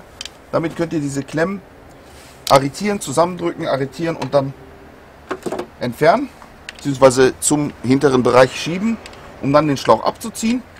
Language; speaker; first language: German; native; German